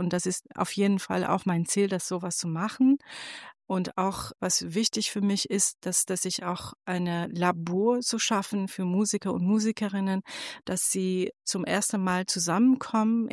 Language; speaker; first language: German; non-native, fluent; Persian